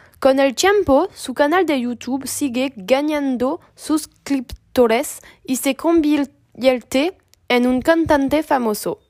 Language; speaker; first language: Spanish; non-native, learner; French